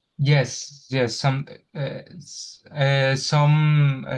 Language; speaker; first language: English; non-native, learner; Spanish